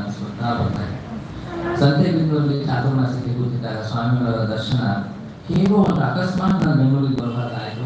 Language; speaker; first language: Kannada; native; Kannada